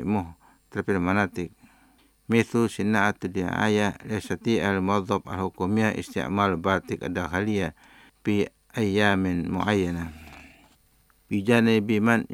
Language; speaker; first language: Arabic; non-native, fluent; Indonesian